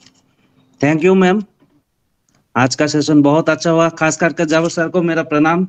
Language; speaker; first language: Hindi; non-native, local second language; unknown